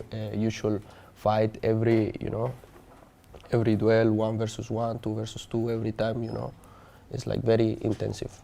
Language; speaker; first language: English; non-native, learner; Spanish